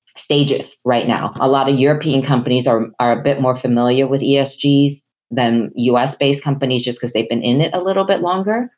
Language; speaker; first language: English; non-native, local second language; Chinese